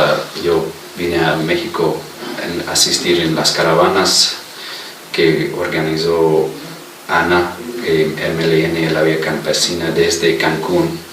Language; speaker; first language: Spanish; non-native, fluent; English